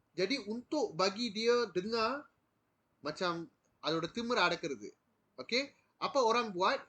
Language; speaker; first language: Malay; non-native, local second language; Tamil